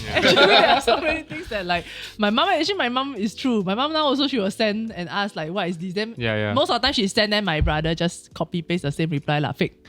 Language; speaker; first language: English; native; English